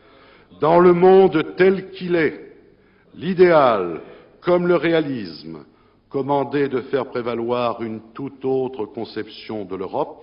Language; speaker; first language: French; native; French